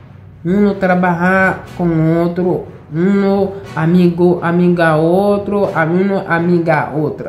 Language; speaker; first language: Spanish; non-native, local second language; Haitian Creole